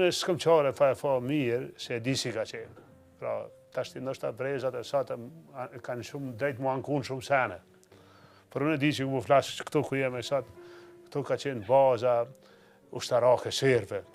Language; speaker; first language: Albanian; native; Albanian